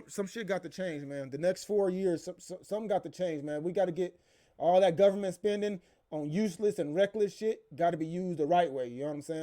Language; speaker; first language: English; native; English